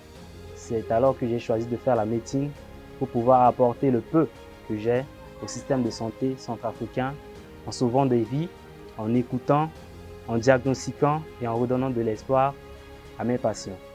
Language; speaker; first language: French; non-native, local second language; Sango